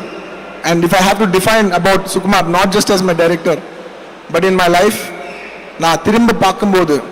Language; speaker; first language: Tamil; non-native, local second language; Telugu